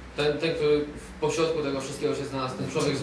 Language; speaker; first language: Polish; native; Polish